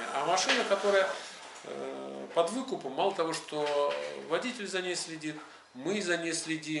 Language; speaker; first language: Russian; native; Russian